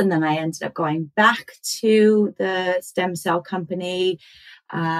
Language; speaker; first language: English; native; English